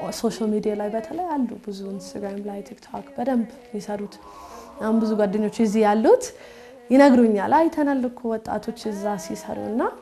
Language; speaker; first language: Amharic; early bilingual, heritage; Amharic